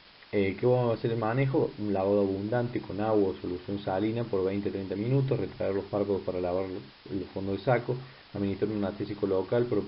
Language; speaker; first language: Spanish; native; Spanish